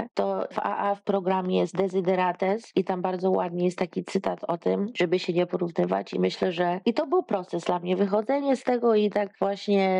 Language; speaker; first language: Polish; early bilingual, heritage; Polish